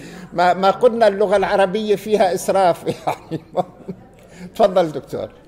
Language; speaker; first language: Arabic; native; Arabic